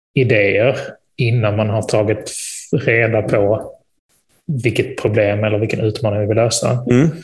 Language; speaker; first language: Swedish; native; Swedish